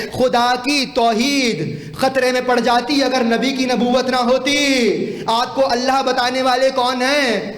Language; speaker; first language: Urdu; native; Urdu